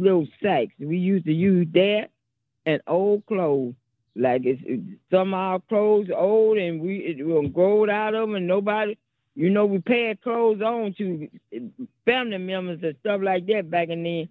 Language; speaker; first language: English; native; English